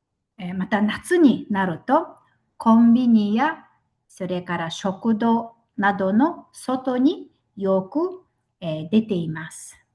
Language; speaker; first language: Japanese; non-native, fluent; Mongolian